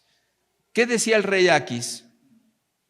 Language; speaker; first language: Spanish; native; Spanish